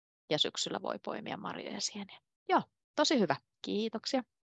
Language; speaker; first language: Finnish; native; Finnish